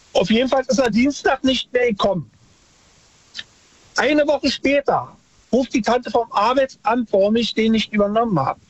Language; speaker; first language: German; native; German